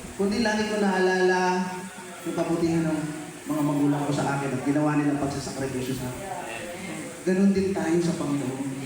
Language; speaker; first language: Filipino; native; Filipino